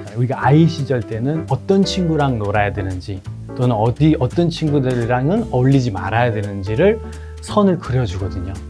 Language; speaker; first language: Korean; non-native, fluent; Nepali